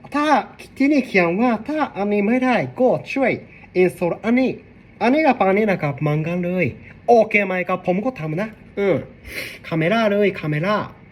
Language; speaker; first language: Thai; non-native, learner; Japanese